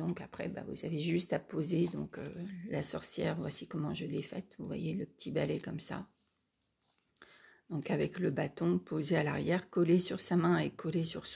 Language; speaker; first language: French; native; French